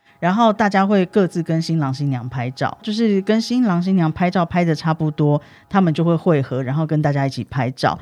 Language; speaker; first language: Chinese; native; Chinese